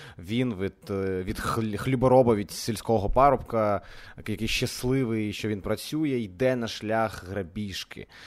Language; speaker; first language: Ukrainian; native; Ukrainian